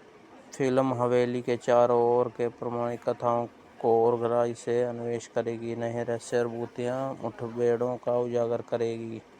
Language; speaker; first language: Hindi; native; Hindi